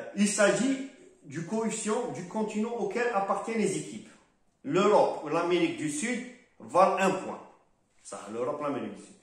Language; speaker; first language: French; non-native, local second language; Arabic